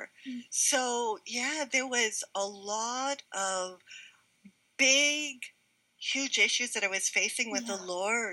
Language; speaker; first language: English; native; English